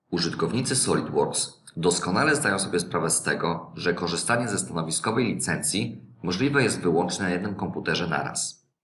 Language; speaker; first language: Polish; native; Polish